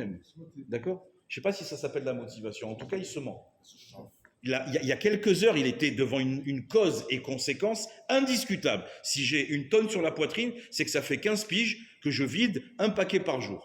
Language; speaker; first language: French; native; French